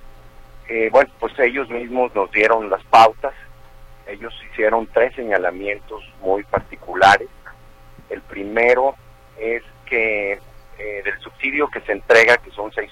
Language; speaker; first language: Spanish; native; Spanish